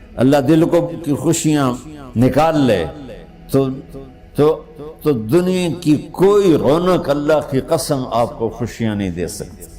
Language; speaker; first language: Urdu; non-native, local second language; Punjabi